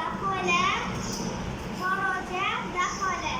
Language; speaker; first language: Arabic; non-native, learner; Bangla